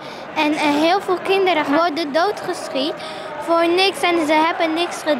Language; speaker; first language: Dutch; non-native, learner; Arabic